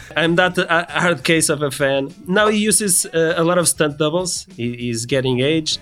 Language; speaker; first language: English; non-native, fluent; Portuguese